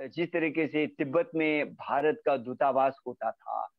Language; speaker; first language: Hindi; native; Hindi